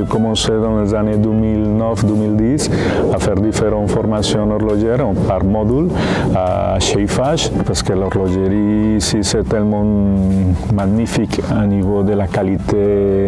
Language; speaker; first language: French; non-native, fluent; Spanish